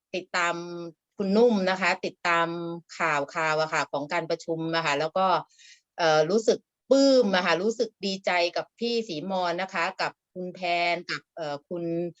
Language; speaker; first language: Thai; native; Thai